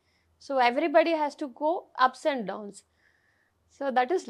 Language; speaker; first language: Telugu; non-native, fluent; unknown